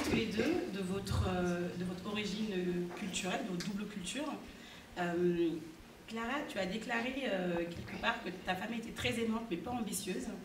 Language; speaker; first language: French; native; French